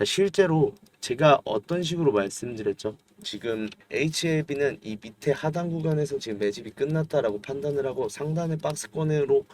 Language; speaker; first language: Korean; native; Korean